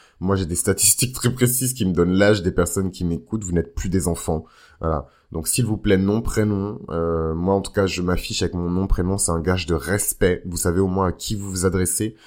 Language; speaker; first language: French; native; French